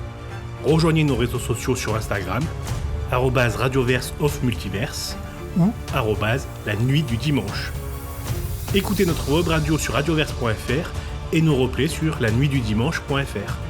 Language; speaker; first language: French; native; French